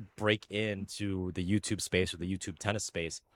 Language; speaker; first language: English; early bilingual, other home language; Filipino